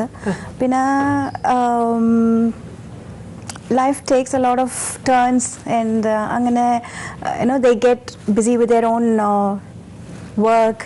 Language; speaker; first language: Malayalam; non-native, local second language; Tamil